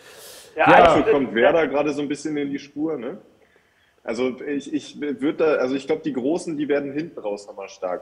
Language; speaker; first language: German; native; German